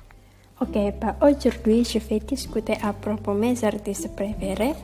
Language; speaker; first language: French; non-native, learner; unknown